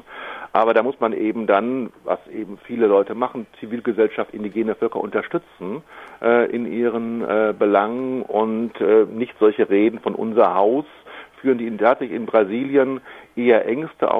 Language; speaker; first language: German; native; German